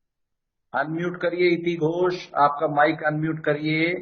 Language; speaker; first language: Hindi; native; Hindi